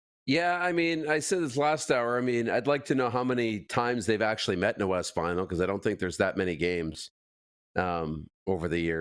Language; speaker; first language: English; native; English